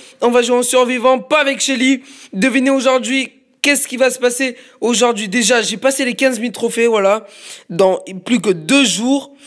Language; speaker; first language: French; native; French